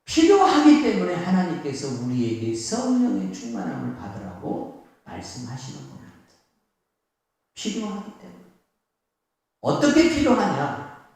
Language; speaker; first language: Korean; native; Korean